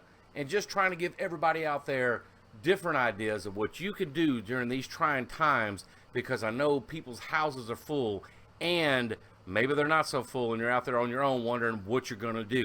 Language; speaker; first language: English; native; English